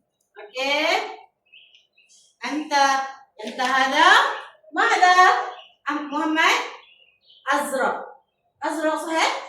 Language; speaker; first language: Arabic; non-native, learner; Malay